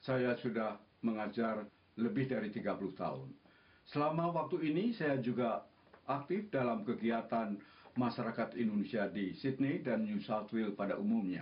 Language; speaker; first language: Indonesian; non-native, local second language; Javanese